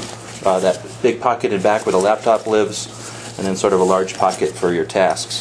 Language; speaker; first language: English; native; English